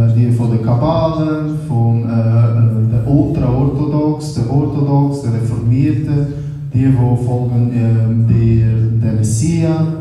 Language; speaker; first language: German; non-native, learner; Portuguese